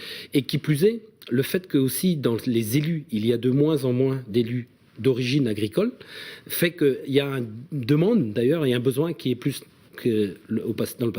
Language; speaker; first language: French; native; French